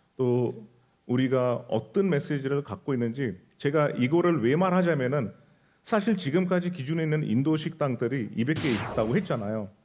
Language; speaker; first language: Korean; non-native, fluent; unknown